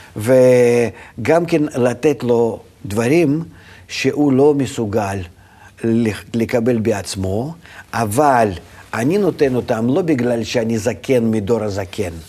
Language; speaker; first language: Hebrew; non-native, fluent; Russian